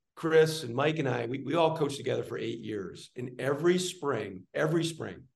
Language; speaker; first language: English; native; English